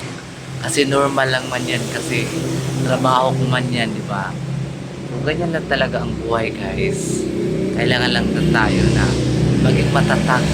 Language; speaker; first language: Filipino; non-native, local second language; Cebuano